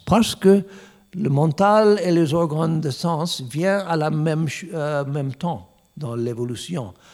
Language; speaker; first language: French; non-native, learner; English